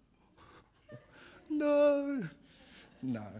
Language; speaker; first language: English; early bilingual, other home language; Fijian